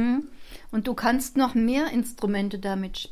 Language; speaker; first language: German; native; German